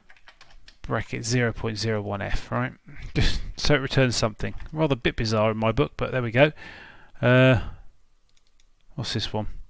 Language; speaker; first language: English; native; English